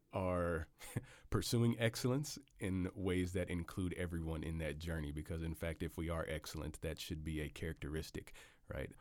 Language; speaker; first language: English; native; English